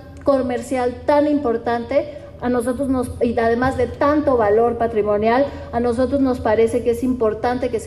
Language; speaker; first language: Spanish; native; Spanish